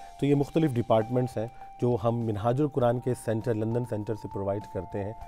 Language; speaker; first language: Urdu; non-native, local second language; Punjabi